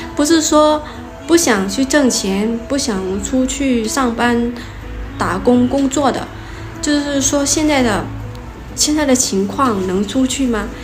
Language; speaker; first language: Chinese; non-native, fluent; Lao